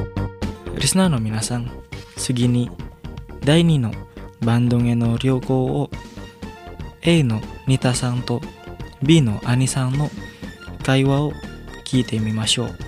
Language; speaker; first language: Japanese; non-native, fluent; Indonesian